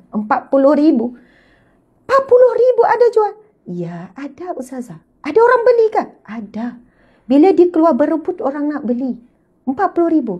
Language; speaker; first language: Malay; native; Malay